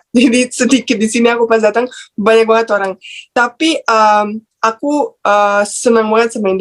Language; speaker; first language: Indonesian; non-native, fluent; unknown